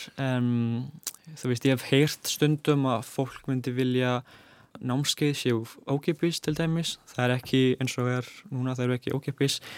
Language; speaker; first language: Icelandic; non-native, fluent; Italian